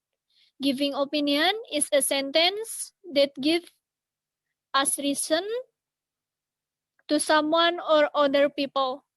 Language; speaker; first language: English; non-native, learner; Indonesian